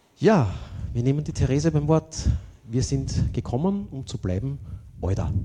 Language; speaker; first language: German; native; German